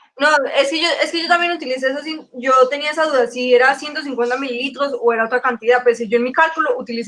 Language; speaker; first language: Spanish; native; Spanish